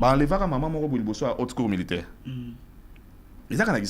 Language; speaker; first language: French; non-native, local second language; Lingala